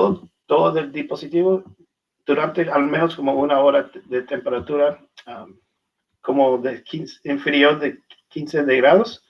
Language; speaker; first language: Spanish; non-native, learner; English